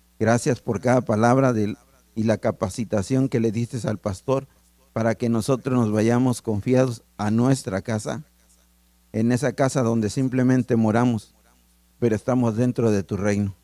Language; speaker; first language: Spanish; native; Spanish